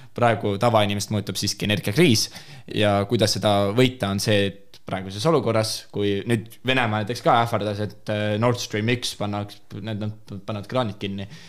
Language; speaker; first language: Estonian; native; Estonian